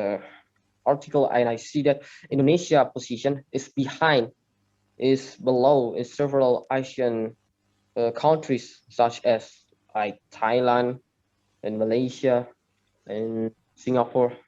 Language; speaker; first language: English; non-native, learner; Indonesian